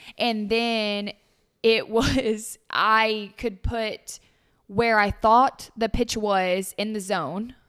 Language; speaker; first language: English; native; English